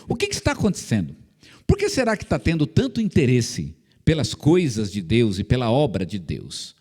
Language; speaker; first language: Portuguese; native; Portuguese